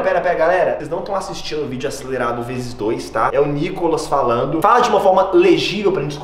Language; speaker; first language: Portuguese; native; Portuguese